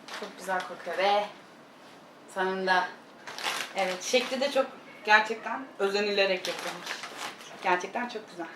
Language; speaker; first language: Turkish; native; Turkish